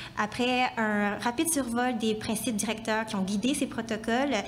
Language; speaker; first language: French; native; French